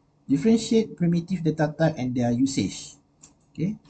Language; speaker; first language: English; non-native, local second language; Malay